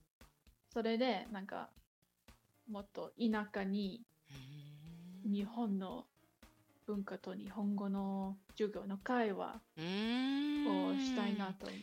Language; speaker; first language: Japanese; non-native, learner; English